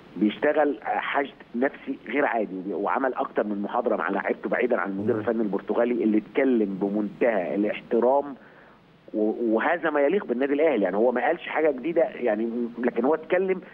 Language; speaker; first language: Arabic; native; Arabic